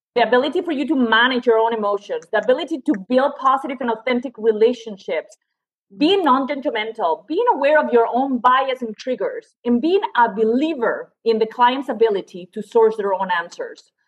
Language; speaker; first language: English; non-native, fluent; Spanish